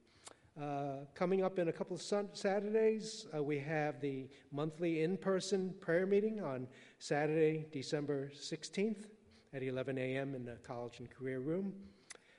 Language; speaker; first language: English; early bilingual, other home language; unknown